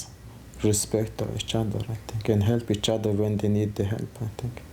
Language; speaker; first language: English; non-native, fluent; Mongolian